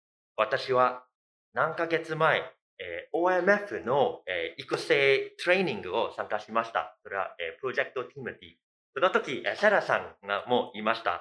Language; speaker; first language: Japanese; non-native, fluent; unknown